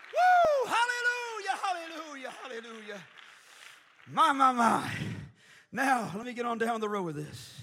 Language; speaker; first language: English; early bilingual, other home language; Portuguese